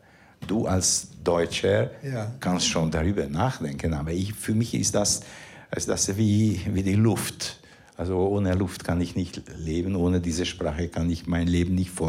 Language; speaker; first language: German; non-native, fluent; Hungarian